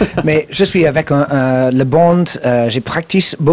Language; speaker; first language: French; non-native, learner; English